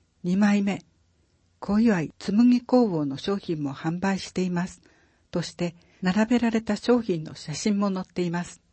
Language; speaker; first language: Japanese; native; Japanese